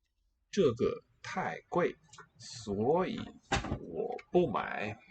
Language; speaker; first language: Chinese; non-native, learner; English